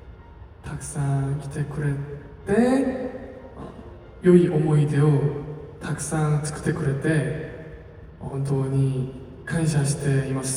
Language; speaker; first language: Japanese; non-native, learner; Korean